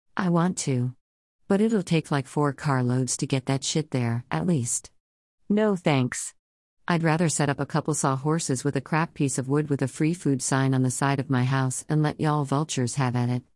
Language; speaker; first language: English; native; English